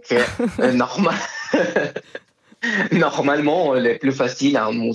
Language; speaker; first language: French; non-native, fluent; Spanish